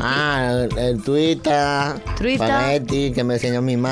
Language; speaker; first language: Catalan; non-native, local second language; Spanish